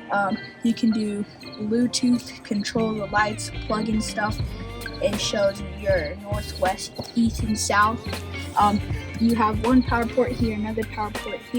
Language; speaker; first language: English; native; English